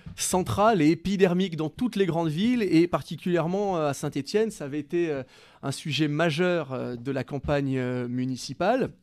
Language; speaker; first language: French; native; French